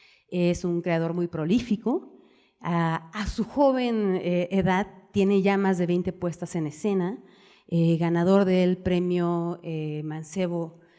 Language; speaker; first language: Spanish; native; Spanish